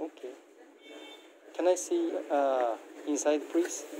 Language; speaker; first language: English; non-native, learner; Japanese